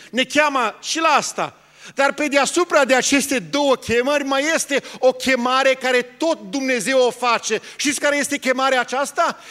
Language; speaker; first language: Romanian; early bilingual, heritage; Romanian